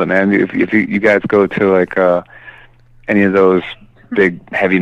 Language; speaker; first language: English; native; English